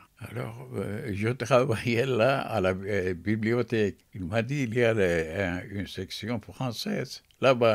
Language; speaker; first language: French; non-native, fluent; Turkish